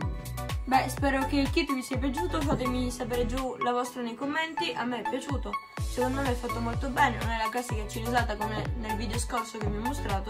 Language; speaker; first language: Italian; native; Italian